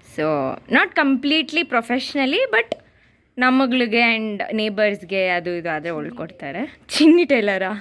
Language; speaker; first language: Kannada; non-native, local second language; Tamil